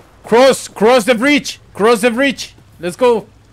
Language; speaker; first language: English; non-native, learner; Spanish